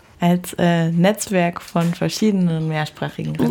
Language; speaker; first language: German; native; German